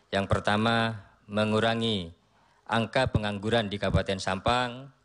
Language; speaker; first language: Indonesian; non-native, local second language; Madurese